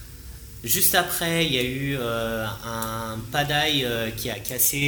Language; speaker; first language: French; non-native, fluent; Japanese